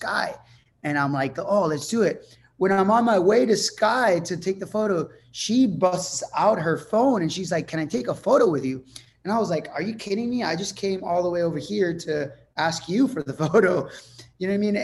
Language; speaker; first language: English; non-native, fluent; Spanish